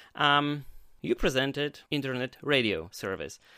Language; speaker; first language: English; non-native, fluent; Polish